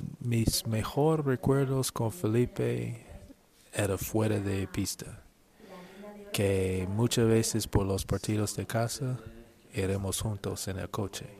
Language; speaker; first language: Spanish; non-native, learner; English